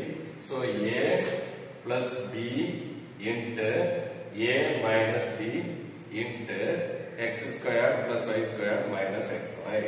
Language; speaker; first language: English; non-native, local second language; Tamil